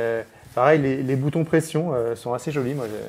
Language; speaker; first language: French; native; French